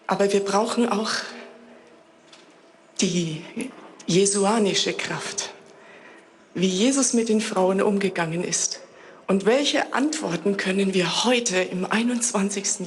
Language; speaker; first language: German; non-native, fluent; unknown